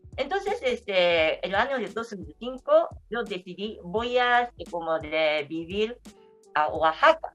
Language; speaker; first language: Spanish; non-native, learner; Japanese